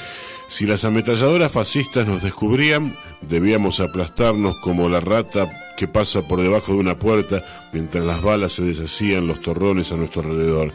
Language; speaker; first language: Spanish; native; Spanish